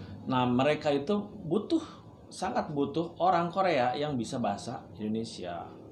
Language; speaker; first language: Indonesian; native; Indonesian